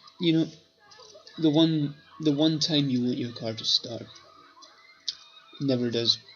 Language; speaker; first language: English; native; English